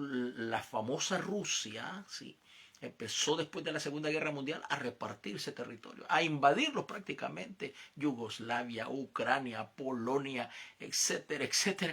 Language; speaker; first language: Spanish; native; Spanish